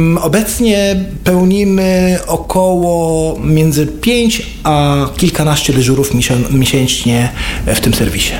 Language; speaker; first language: Polish; non-native, fluent; Arabic